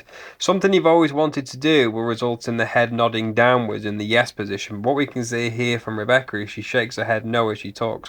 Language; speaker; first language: English; native; English